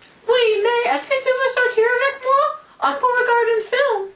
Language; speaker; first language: French; non-native, learner; English